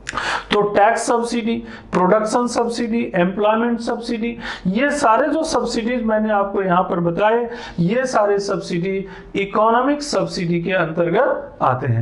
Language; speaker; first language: Hindi; native; Hindi